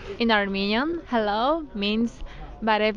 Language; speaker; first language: English; non-native, learner; Armenian